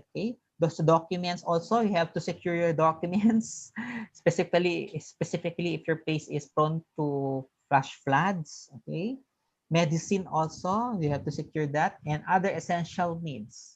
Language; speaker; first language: English; non-native, fluent; Filipino